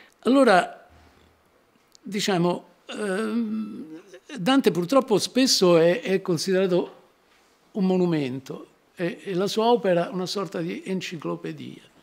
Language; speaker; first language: Italian; native; Italian